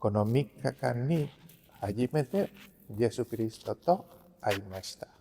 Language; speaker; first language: Japanese; non-native, learner; Spanish